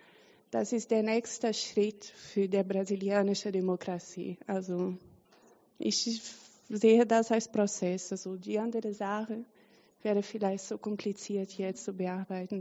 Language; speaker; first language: German; non-native, fluent; Portuguese